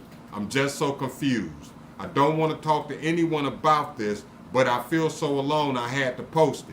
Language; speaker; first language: English; native; English